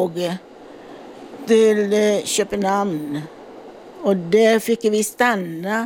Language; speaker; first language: Swedish; non-native, fluent; Italian